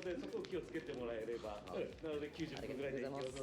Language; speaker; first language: Japanese; native; Japanese